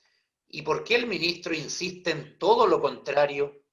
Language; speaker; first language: Spanish; native; Spanish